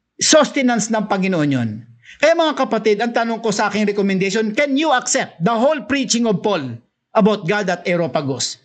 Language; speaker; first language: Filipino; non-native, local second language; Cebuano